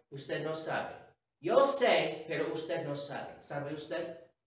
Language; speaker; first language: Spanish; non-native, fluent; English